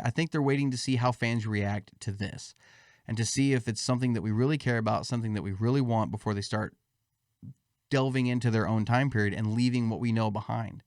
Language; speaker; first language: English; native; English